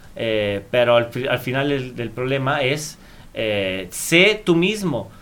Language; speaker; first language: Spanish; non-native, fluent; Italian